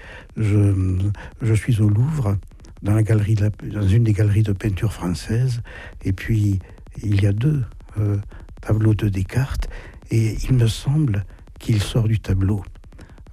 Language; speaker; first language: French; native; French